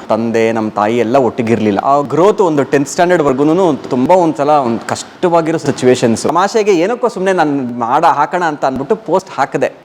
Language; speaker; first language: Kannada; non-native, local second language; Telugu